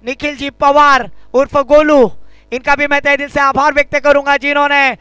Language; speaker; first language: Hindi; non-native, local second language; Marathi